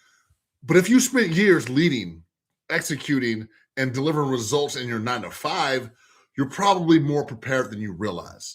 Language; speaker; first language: English; native; English